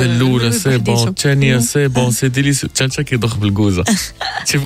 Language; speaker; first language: Arabic; native; Arabic